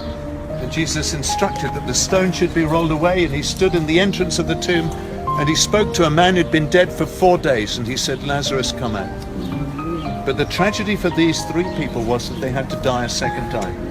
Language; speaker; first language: English; native; English